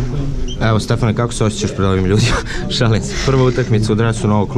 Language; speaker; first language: Bosnian; native; Bosnian